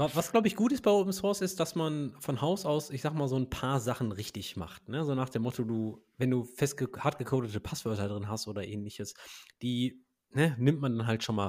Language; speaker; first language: German; native; German